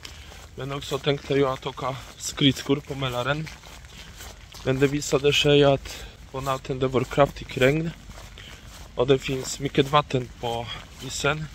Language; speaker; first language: Swedish; non-native, fluent; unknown